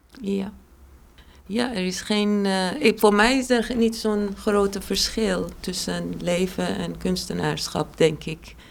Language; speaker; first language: Dutch; non-native, fluent; Persian